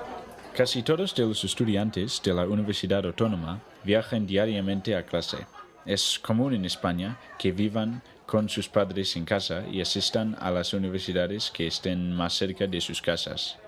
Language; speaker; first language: Spanish; non-native, learner; English